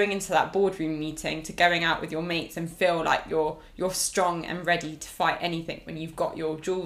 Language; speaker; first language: English; native; English